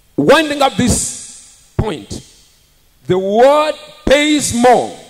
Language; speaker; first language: English; non-native, local second language; Swahili